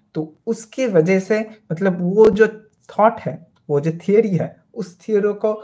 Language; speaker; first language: Hindi; non-native, local second language; Bangla